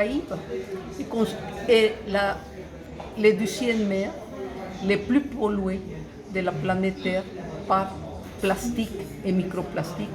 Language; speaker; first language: French; non-native, fluent; Spanish